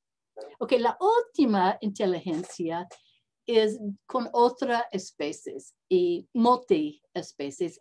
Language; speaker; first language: Spanish; non-native, learner; English